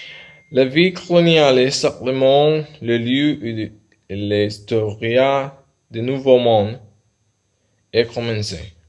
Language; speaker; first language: French; non-native, learner; Spanish